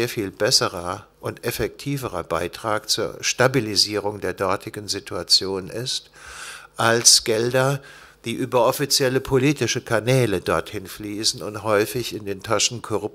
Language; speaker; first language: German; native; German